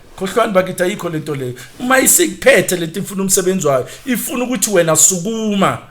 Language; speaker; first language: Zulu; native; Zulu